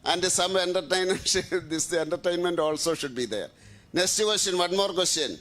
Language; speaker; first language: English; non-native, local second language; Malayalam